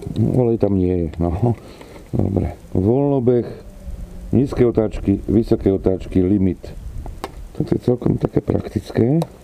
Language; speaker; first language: Slovak; non-native, local second language; Hungarian